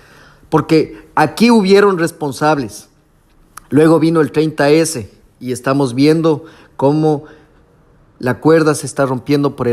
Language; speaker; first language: Spanish; native; Spanish